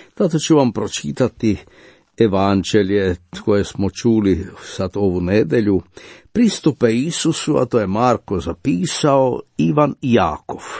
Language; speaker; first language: Croatian; native; Croatian